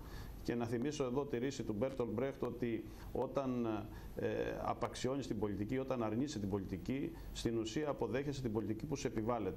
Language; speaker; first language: Greek; native; Greek